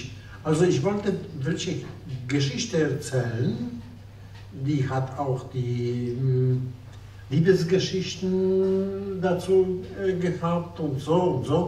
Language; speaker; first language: German; non-native, fluent; Polish